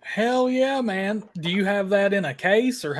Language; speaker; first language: English; native; English